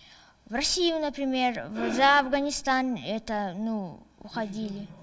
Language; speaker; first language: Russian; non-native, local second language; Tajik